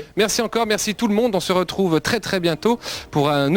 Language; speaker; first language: French; native; French